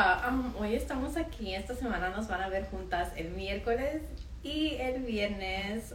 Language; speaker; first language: Spanish; early bilingual, heritage; Spanish